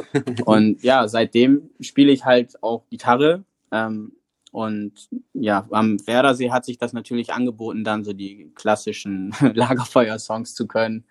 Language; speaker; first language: German; native; German